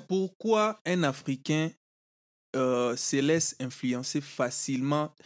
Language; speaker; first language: French; non-native, local second language; Lingala